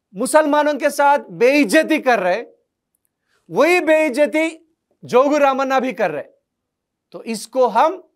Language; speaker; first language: Hindi; non-native, local second language; Telugu